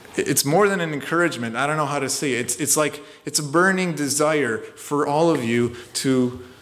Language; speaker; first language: English; early bilingual, other home language; Romanian